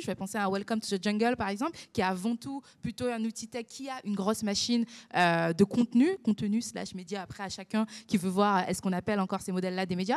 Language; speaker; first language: French; native; French